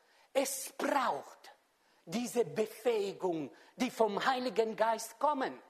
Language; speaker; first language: German; non-native, fluent; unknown